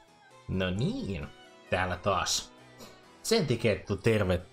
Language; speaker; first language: Finnish; native; Finnish